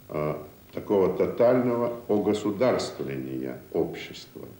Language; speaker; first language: Russian; native; Russian